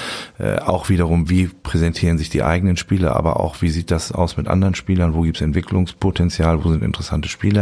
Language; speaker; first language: German; native; German